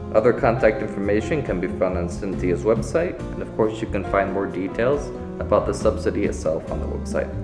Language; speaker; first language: English; native; English